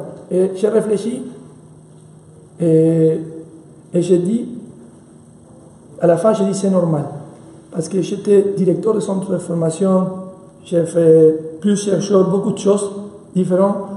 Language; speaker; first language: French; non-native, fluent; Spanish